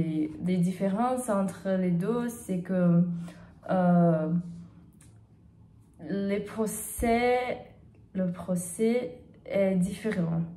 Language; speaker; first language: French; non-native, learner; Portuguese